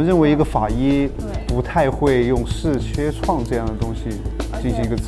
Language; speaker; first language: Chinese; native; Chinese